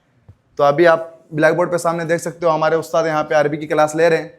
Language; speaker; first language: Hindi; native; Hindi